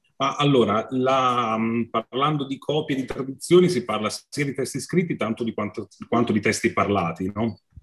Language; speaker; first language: Italian; native; Italian